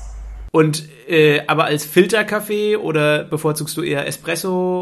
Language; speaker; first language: German; native; German